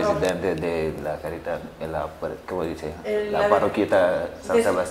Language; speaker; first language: Spanish; non-native, learner; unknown